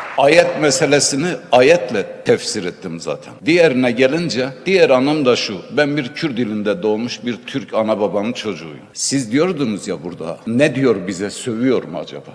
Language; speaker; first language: Turkish; native; Turkish